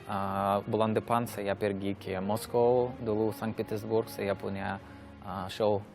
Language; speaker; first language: Indonesian; non-native, learner; Russian